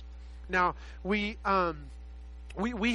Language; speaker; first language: English; native; English